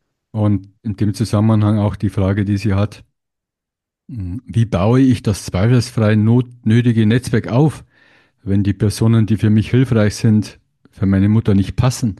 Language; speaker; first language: German; native; German